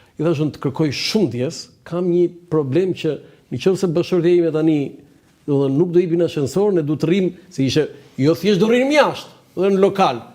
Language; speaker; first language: Albanian; native; Albanian